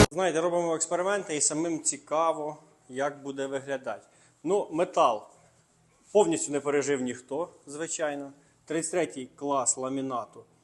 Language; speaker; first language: Ukrainian; non-native, local second language; Russian